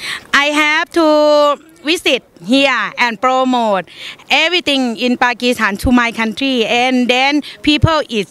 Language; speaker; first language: English; non-native, learner; Thai